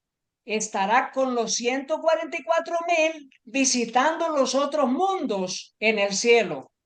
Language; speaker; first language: Spanish; native; Spanish